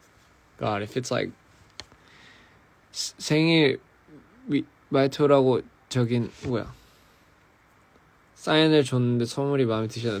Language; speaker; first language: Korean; early bilingual, heritage; English